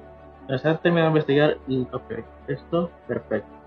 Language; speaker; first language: Spanish; native; Spanish